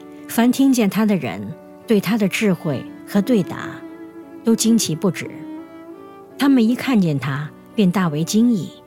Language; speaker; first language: Chinese; native; Chinese